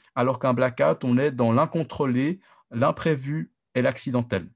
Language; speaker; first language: French; native; French